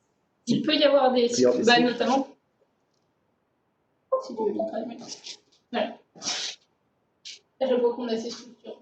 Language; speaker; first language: French; native; French